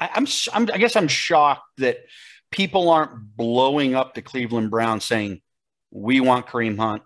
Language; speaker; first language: English; native; English